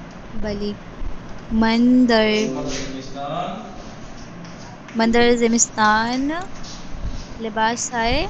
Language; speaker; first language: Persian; non-native, learner; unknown